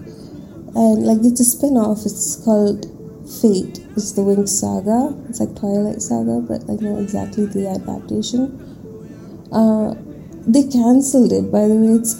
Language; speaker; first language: English; non-native, local second language; Malayalam